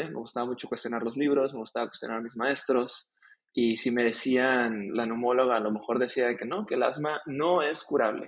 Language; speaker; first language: Spanish; native; Spanish